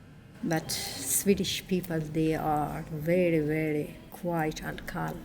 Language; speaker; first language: English; non-native, learner; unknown